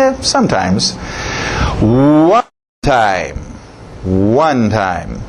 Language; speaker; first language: English; non-native, fluent; Portuguese